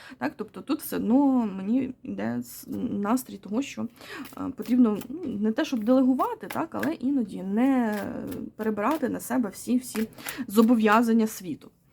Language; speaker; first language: Ukrainian; non-native, local second language; Russian